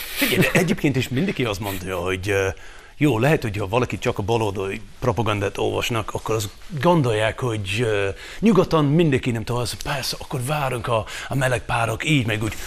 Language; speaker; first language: Hungarian; non-native, fluent; English